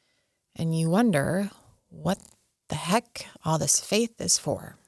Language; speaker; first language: English; native; English